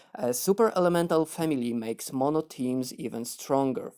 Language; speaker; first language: English; non-native, fluent; Polish